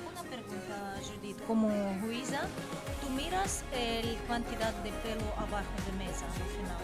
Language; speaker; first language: Spanish; non-native, learner; Portuguese